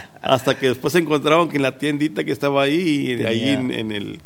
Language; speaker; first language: Spanish; native; Spanish